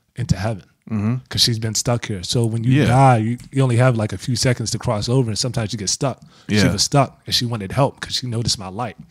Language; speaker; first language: English; native; English